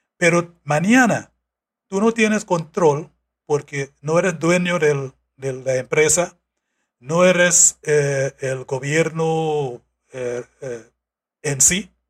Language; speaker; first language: Spanish; non-native, fluent; English